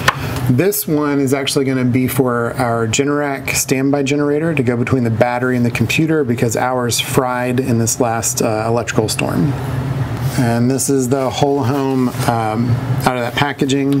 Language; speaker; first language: English; native; English